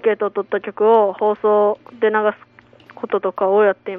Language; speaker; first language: Japanese; native; Japanese